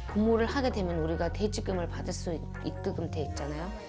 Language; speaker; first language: Korean; non-native, fluent; Mongolian